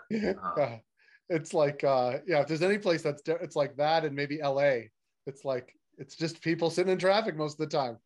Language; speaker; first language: English; native; English